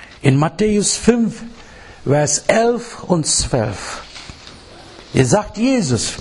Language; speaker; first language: German; non-native, fluent; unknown